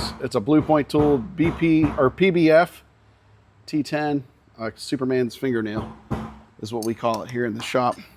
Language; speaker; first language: English; native; English